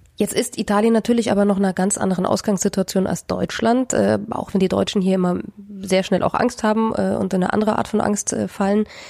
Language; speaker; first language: German; native; German